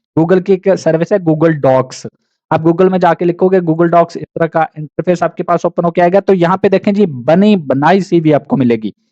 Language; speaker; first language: Urdu; non-native, local second language; Punjabi